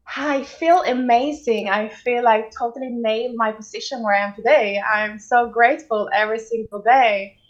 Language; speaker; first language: English; non-native, fluent; Swedish